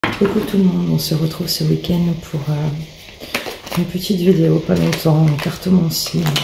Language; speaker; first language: French; native; French